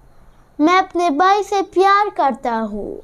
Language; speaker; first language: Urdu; early bilingual, heritage; Urdu